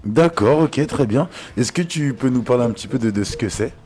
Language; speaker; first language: French; native; French